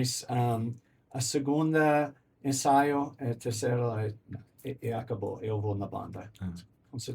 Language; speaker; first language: Portuguese; non-native, learner; English